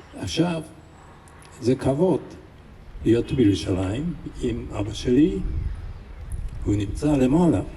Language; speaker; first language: Hebrew; non-native, fluent; Japanese